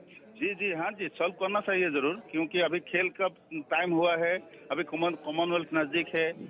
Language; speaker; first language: Hindi; non-native, local second language; Assamese